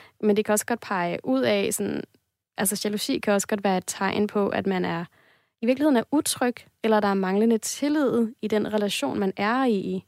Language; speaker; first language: Danish; native; Danish